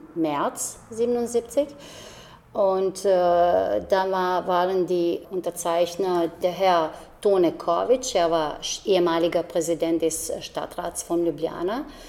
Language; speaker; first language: German; non-native, fluent; Slovenian